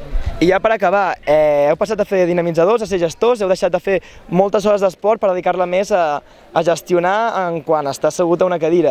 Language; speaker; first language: Catalan; native; Catalan